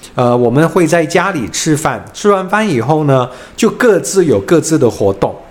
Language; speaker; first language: Chinese; non-native, fluent; Cantonese